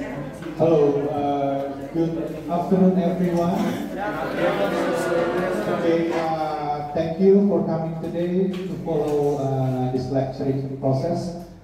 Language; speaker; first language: English; non-native, fluent; Indonesian